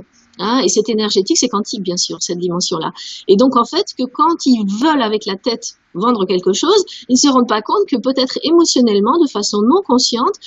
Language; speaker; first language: French; native; French